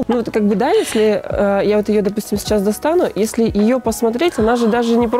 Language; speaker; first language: Russian; native; Russian